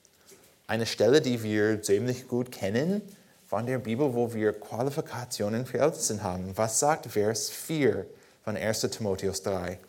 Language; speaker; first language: German; non-native, fluent; English